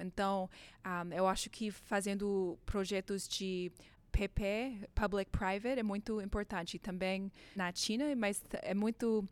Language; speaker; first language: Portuguese; non-native, learner; English